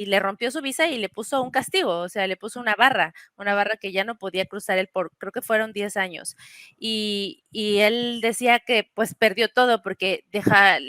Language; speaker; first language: Spanish; native; Spanish